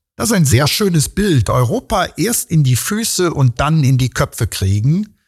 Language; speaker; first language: German; native; German